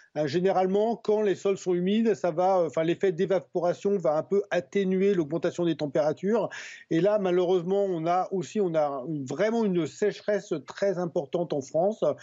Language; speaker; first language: French; native; French